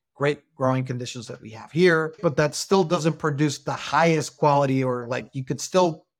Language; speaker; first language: English; non-native, fluent; Spanish